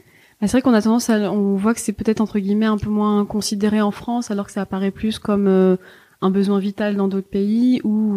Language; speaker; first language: French; native; French